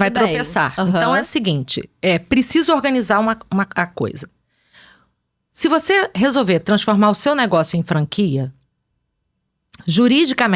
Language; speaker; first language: Portuguese; native; Portuguese